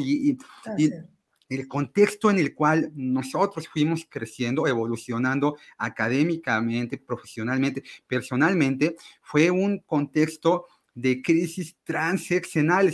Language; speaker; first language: Spanish; native; Spanish